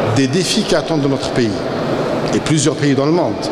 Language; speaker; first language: French; non-native, local second language; Arabic